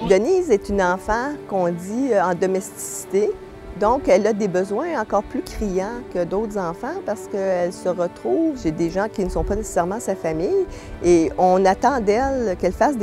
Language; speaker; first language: French; native; French